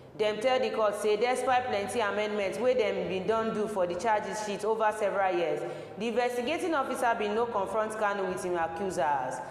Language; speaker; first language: Nigerian Pidgin; non-native, local second language; Yoruba